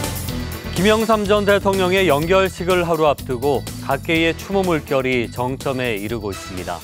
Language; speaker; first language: Korean; native; Korean